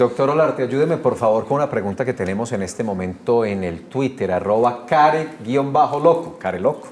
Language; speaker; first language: Spanish; native; Spanish